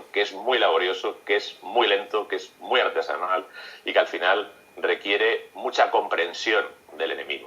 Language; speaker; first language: Spanish; native; Spanish